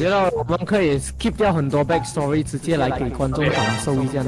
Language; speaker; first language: Chinese; native; Chinese